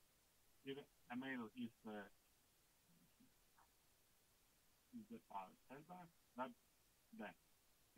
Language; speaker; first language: German; non-native, learner; Russian